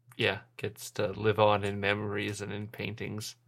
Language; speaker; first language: English; native; English